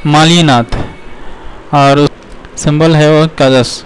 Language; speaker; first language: Hindi; non-native, local second language; Bangla